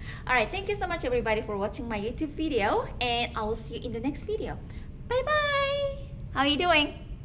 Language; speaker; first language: English; non-native, fluent; Korean